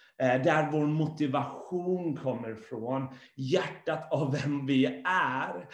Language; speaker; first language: Swedish; non-native, fluent; English